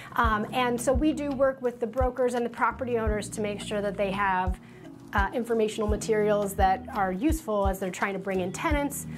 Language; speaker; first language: English; native; English